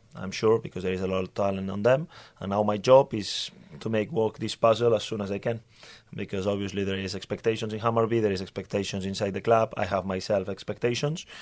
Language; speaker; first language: English; non-native, fluent; Spanish